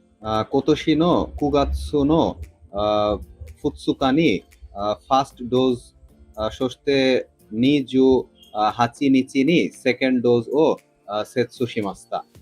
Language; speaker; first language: Japanese; non-native, learner; Bangla